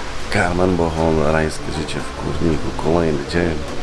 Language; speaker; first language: Polish; native; Polish